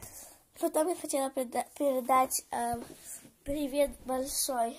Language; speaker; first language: Russian; early bilingual, heritage; Russian